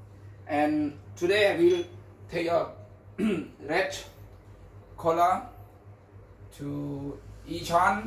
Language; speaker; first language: English; non-native, learner; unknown